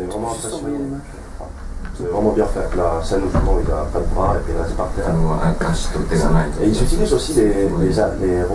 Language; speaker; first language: French; native; French